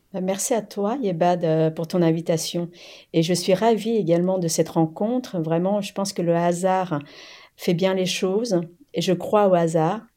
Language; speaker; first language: French; early bilingual, other home language; Khmer